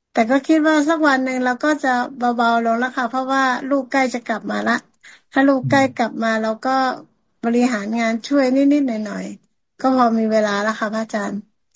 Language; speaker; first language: Thai; native; Thai